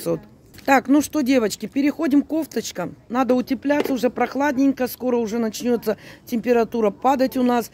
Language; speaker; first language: Russian; native; Russian